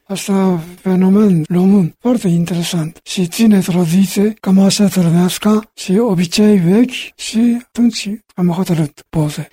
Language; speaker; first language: Romanian; non-native, learner; Japanese